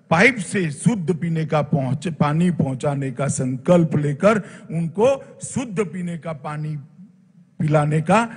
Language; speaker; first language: Hindi; non-native, local second language; Gujarati